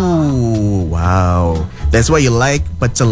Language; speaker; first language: English; non-native, learner; Indonesian